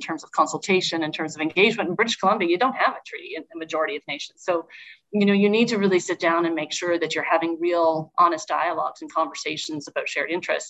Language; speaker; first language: English; native; English